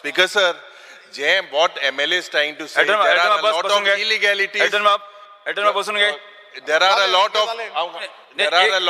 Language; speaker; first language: English; non-native, local second language; Konkani